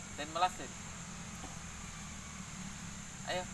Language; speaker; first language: Indonesian; native; Indonesian